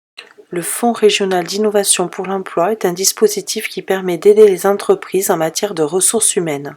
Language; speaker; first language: French; native; French